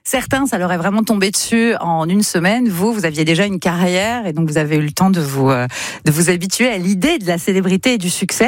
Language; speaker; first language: French; native; French